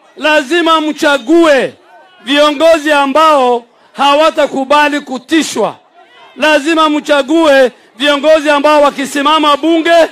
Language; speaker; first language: Swahili; non-native, local second language; Somali